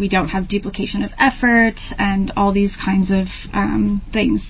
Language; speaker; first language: English; native; English